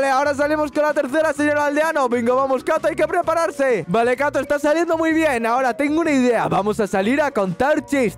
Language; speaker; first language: Spanish; native; Spanish